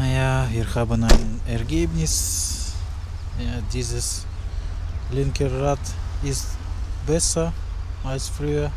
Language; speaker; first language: German; non-native, learner; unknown